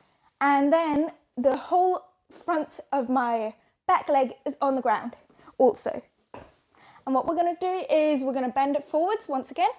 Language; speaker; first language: English; native; English